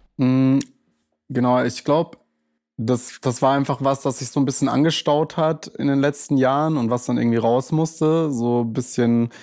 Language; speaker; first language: German; native; German